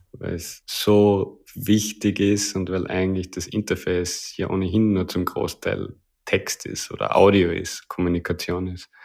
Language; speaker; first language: German; native; German